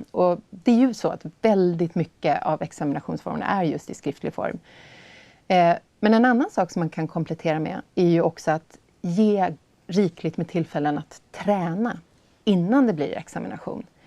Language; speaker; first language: Swedish; native; Swedish